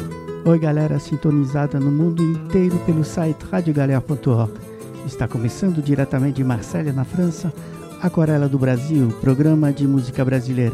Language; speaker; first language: Portuguese; non-native, fluent; French